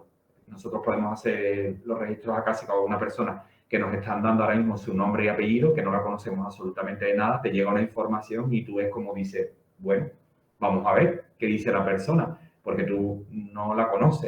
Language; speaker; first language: Spanish; native; Spanish